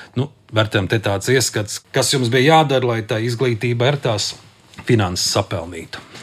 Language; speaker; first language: Latvian; native; Latvian